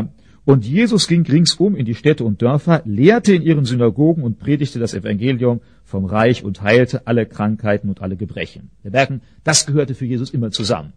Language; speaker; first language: German; native; German